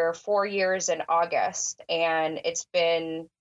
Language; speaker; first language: English; native; English